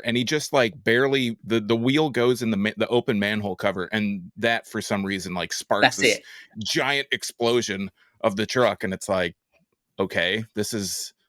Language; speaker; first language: English; native; English